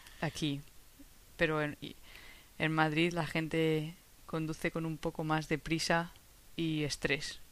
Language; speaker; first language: Spanish; non-native, fluent; English